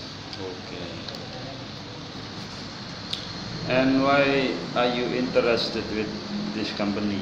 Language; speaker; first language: English; non-native, fluent; Indonesian